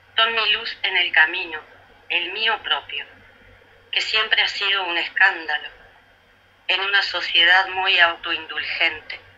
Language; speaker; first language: Spanish; native; Spanish